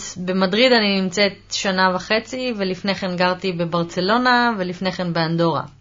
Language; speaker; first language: Hebrew; native; Hebrew